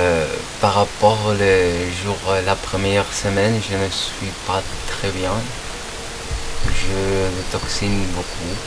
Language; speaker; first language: French; non-native, learner; Spanish